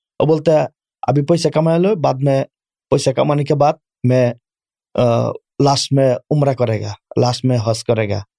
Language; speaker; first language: Urdu; non-native, learner; Bangla